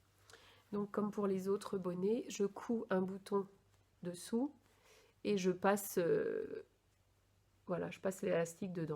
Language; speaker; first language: French; native; French